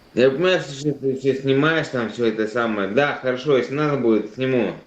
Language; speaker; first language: Russian; native; Russian